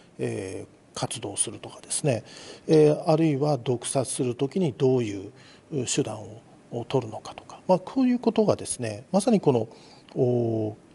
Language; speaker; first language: Japanese; native; Japanese